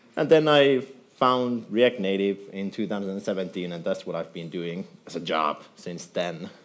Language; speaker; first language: English; non-native, fluent; Finnish